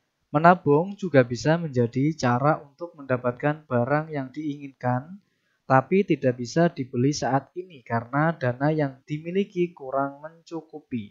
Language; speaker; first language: Indonesian; native; Indonesian